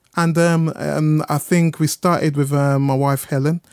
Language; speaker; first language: English; native; English